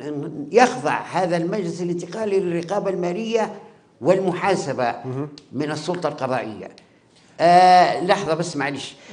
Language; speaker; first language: Arabic; native; Arabic